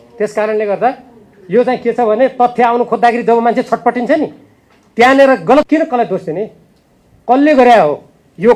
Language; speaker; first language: Nepali; native; Nepali